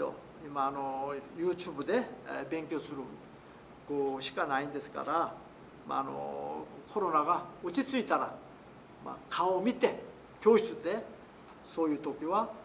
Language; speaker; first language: Japanese; non-native, fluent; Korean